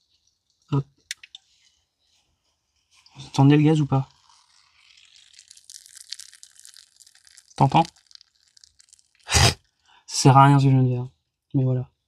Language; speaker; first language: French; native; French